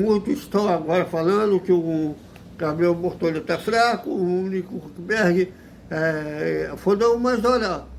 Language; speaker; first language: Portuguese; native; Portuguese